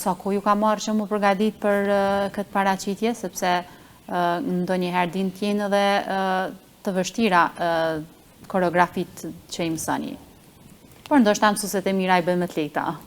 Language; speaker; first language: Albanian; native; Albanian